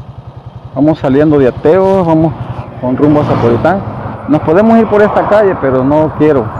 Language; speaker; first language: Spanish; native; Spanish